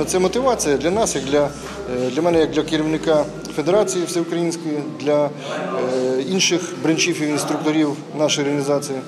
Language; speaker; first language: Ukrainian; native; Ukrainian